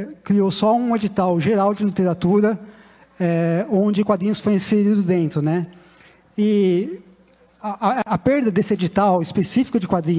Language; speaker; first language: Portuguese; native; Portuguese